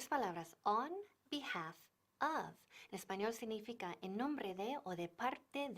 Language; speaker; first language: Spanish; non-native, fluent; English